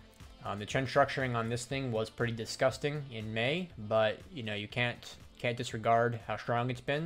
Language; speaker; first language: English; native; English